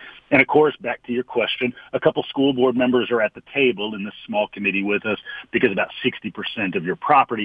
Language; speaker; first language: English; native; English